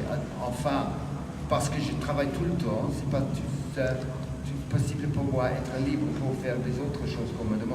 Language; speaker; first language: French; non-native, fluent; English